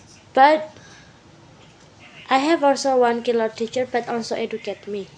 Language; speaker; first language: English; non-native, learner; Indonesian